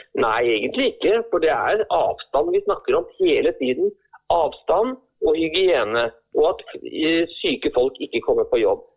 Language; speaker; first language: Norwegian; native; Norwegian